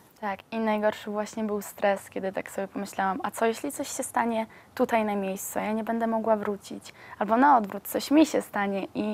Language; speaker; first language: Polish; native; Polish